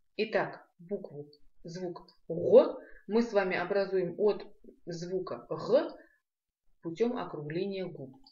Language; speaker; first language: Russian; non-native, local second language; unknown